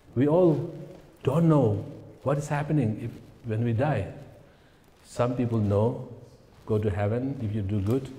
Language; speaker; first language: English; non-native, fluent; Tibetan